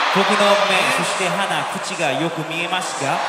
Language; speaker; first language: Japanese; non-native, fluent; Korean